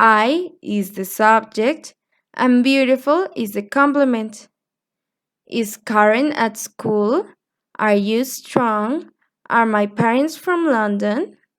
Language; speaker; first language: English; non-native, fluent; Spanish